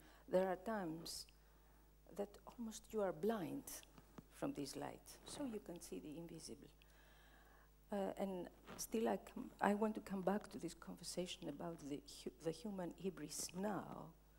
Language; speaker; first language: English; non-native, learner; Greek